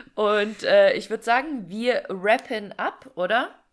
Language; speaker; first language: German; native; German